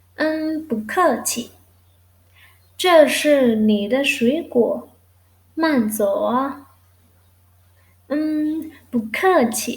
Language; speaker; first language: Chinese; non-native, fluent; Thai